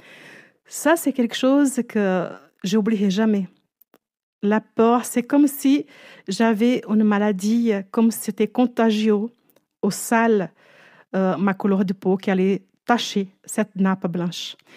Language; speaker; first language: French; non-native, fluent; Portuguese